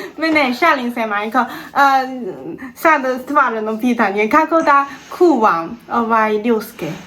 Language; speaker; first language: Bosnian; non-native, learner; Chinese